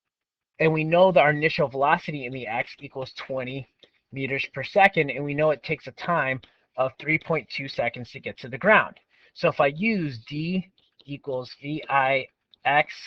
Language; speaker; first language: English; native; English